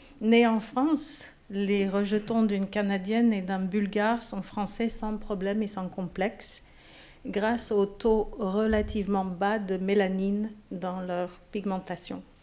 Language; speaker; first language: French; non-native, fluent; English